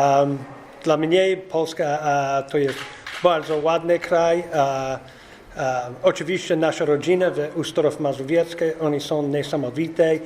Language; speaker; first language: Polish; non-native, learner; English